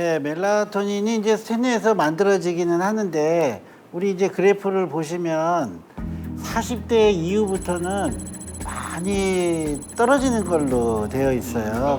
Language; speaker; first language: Korean; native; Korean